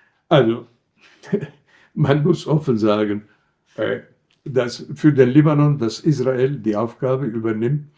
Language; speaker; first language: German; non-native, fluent; Arabic